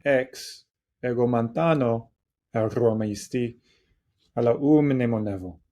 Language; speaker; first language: Greek; non-native, learner; English